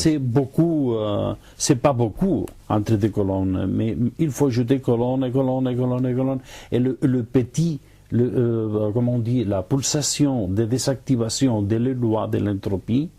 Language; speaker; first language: French; non-native, learner; Catalan